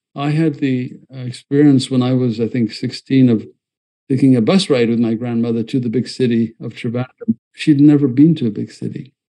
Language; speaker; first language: English; non-native, fluent; Malayalam